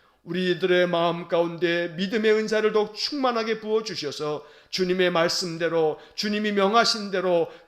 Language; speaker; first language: Korean; native; Korean